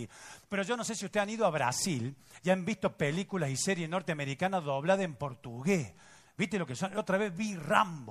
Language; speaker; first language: Spanish; native; Spanish